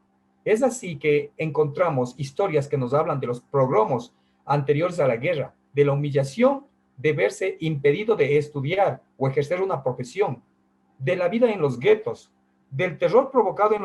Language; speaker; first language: Spanish; native; Spanish